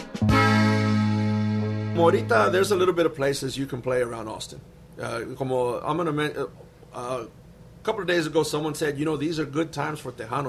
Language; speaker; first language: English; early bilingual, other home language; Spanish